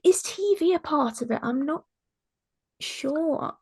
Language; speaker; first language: English; native; English